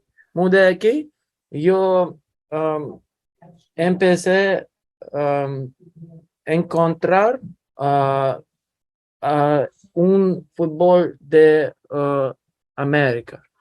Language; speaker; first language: Spanish; non-native, learner; English